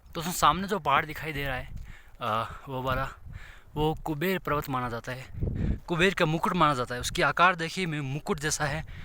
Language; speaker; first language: Hindi; native; Hindi